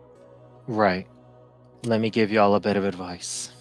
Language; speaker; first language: English; native; English